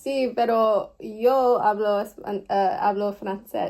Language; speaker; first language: Spanish; non-native, learner; English